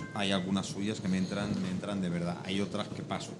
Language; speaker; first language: Spanish; native; Spanish